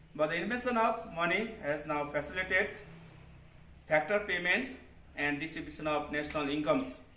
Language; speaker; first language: English; non-native, local second language; Nepali